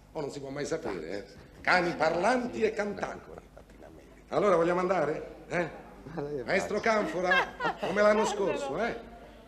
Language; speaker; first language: Italian; native; Italian